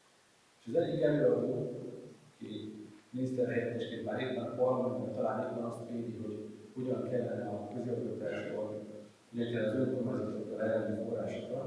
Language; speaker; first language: Hungarian; native; Hungarian